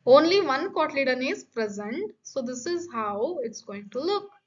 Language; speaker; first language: English; non-native, local second language; Kannada